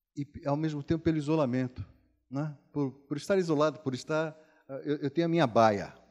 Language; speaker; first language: Portuguese; native; Portuguese